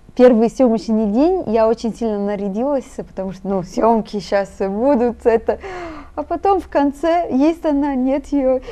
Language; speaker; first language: Russian; non-native, fluent; Italian